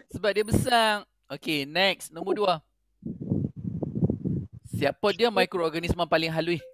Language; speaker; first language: Malay; native; Malay